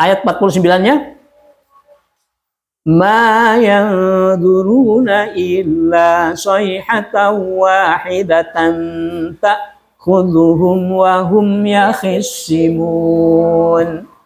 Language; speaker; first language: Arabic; non-native, fluent; Indonesian